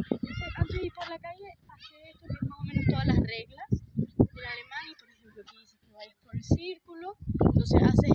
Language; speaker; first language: Spanish; early bilingual, heritage; Spanish